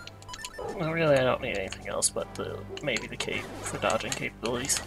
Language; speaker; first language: English; native; English